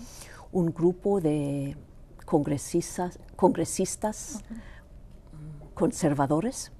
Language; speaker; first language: Spanish; non-native, local second language; Greek